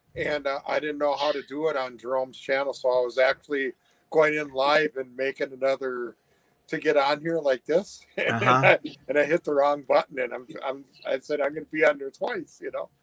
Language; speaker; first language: English; native; English